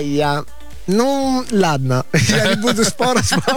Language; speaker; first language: Russian; non-native, fluent; Italian